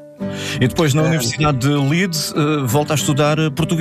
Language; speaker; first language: Portuguese; native; Portuguese